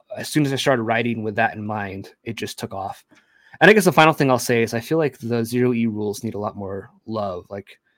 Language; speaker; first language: English; native; English